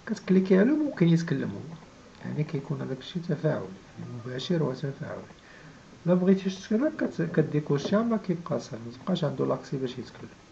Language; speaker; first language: Arabic; native; Arabic